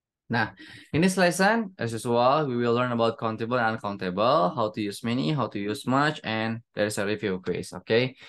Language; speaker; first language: English; non-native, fluent; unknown